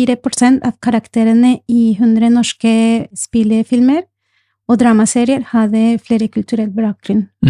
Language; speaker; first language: Norwegian; non-native, fluent; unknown